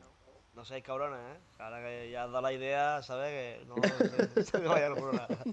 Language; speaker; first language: Spanish; native; Spanish